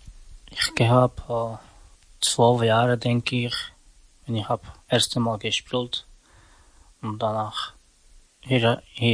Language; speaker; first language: German; non-native, learner; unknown